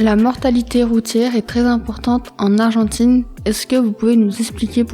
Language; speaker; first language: French; native; French